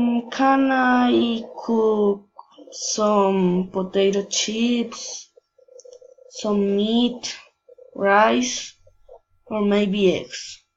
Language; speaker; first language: English; non-native, learner; Spanish